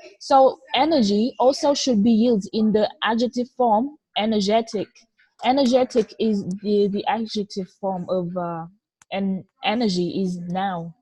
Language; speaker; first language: English; non-native, fluent; Vietnamese